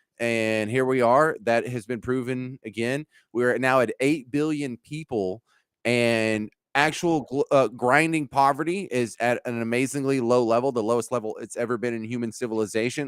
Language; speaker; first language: English; native; English